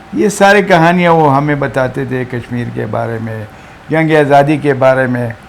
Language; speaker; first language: Urdu; non-native, local second language; Pashto